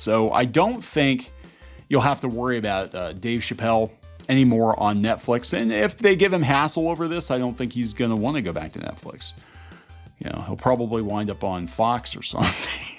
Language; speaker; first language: English; native; English